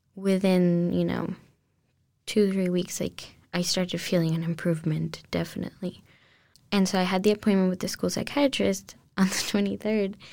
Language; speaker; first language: English; non-native, fluent; Spanish